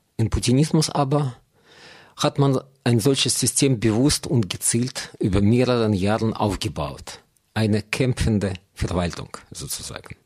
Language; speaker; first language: German; non-native, fluent; Russian